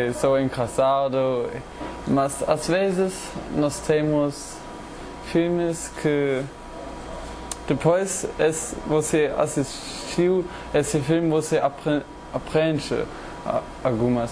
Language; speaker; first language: Portuguese; non-native, learner; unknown